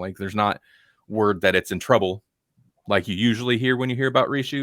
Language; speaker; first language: English; native; English